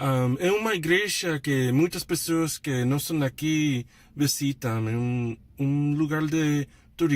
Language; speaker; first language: Portuguese; non-native, learner; English